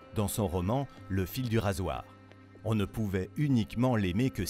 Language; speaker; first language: French; native; French